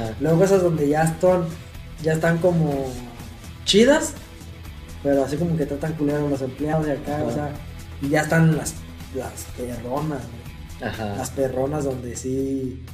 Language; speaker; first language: Spanish; native; Spanish